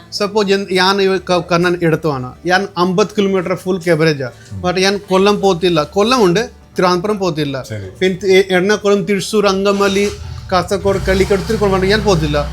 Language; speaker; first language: Malayalam; non-native, learner; Kannada